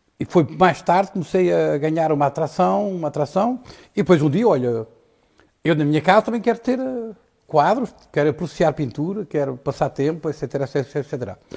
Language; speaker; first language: Portuguese; native; Portuguese